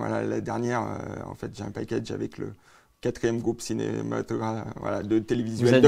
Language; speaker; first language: French; native; French